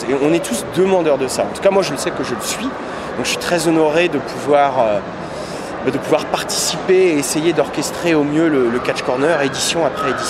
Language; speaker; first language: French; native; French